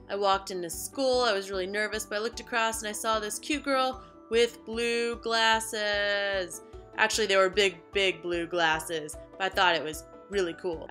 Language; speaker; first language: English; native; English